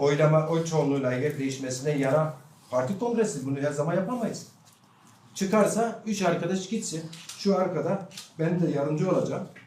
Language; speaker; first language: Turkish; non-native, local second language; Kurdish